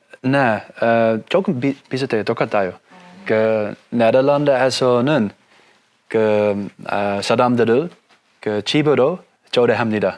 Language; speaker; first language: Korean; non-native, learner; Dutch